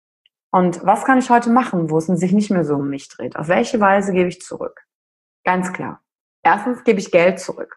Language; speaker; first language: German; native; German